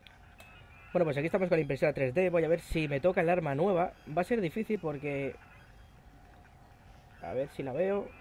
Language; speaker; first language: Spanish; native; Spanish